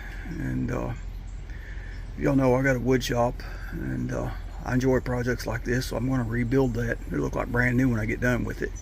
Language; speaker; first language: English; native; English